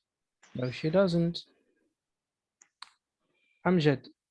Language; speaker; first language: English; non-native, fluent; Arabic